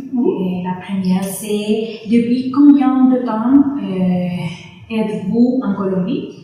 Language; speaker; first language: French; non-native, learner; Spanish